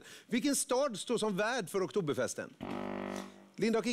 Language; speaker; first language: Swedish; native; Swedish